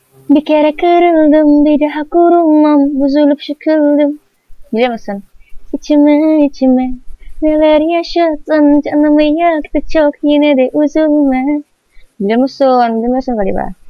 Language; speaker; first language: Turkish; non-native, learner; Indonesian